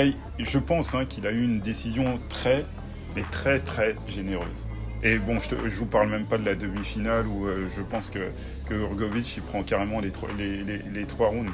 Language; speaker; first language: French; native; French